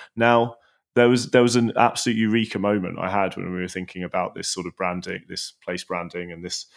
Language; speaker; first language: English; native; English